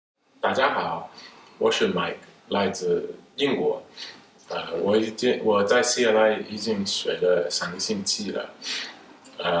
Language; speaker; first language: Chinese; non-native, fluent; English